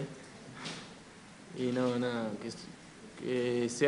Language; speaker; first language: Italian; non-native, learner; Spanish